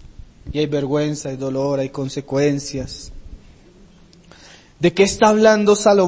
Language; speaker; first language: Spanish; native; Spanish